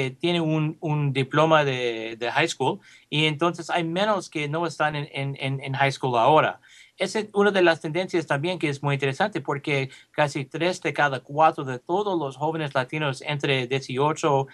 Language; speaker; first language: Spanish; early bilingual, heritage; Spanish